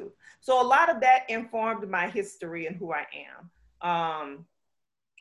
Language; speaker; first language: English; native; English